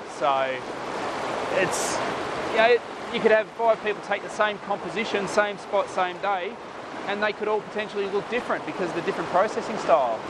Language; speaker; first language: English; native; English